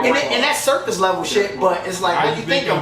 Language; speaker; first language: English; native; English